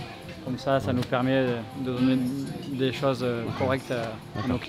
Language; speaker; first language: French; native; French